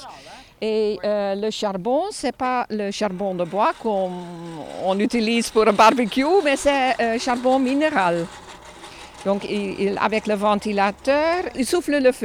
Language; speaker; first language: French; non-native, fluent; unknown